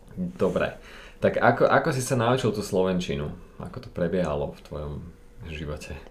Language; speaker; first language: Slovak; native; Slovak